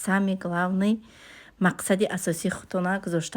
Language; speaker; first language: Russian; non-native, local second language; Tajik